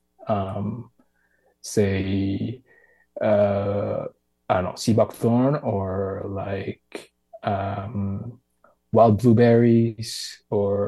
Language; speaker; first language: English; non-native, local second language; Filipino